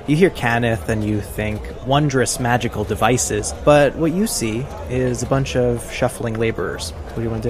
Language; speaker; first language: English; native; English